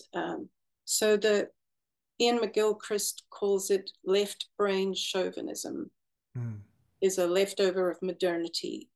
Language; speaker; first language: English; native; English